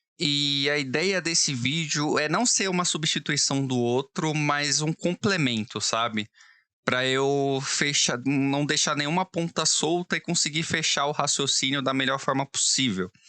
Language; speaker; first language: Portuguese; native; Portuguese